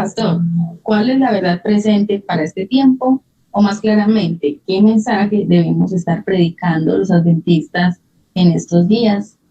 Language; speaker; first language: Spanish; native; Spanish